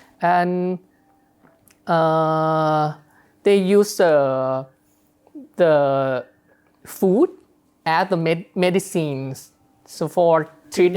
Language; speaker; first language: English; non-native, learner; Thai